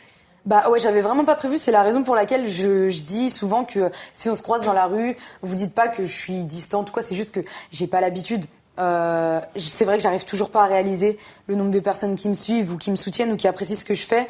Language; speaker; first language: French; native; French